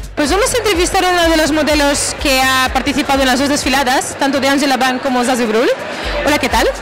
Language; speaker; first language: Spanish; non-native, local second language; Catalan